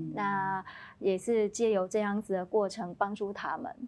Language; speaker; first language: Chinese; non-native, fluent; Vietnamese